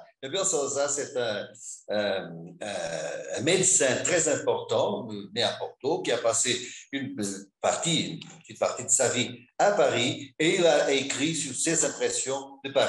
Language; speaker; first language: French; non-native, fluent; Portuguese